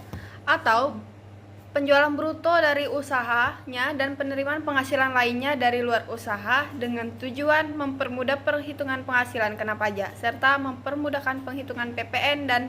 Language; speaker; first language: Indonesian; native; Indonesian